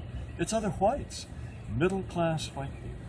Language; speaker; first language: English; native; English